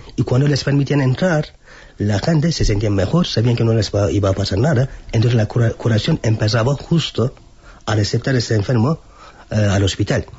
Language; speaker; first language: Spanish; non-native, fluent; Turkish